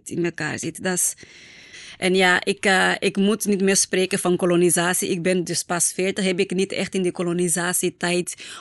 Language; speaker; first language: Dutch; non-native, fluent; Portuguese